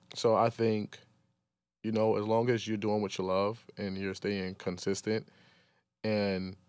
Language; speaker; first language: English; native; English